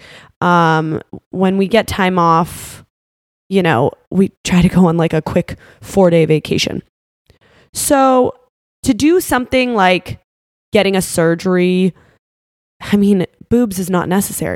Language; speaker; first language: English; native; English